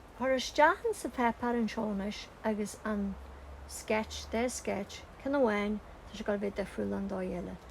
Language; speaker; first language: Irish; native; Irish